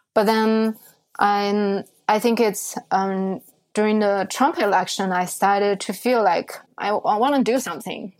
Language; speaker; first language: English; non-native, fluent; Chinese